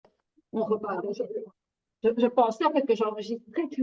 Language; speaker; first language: French; native; French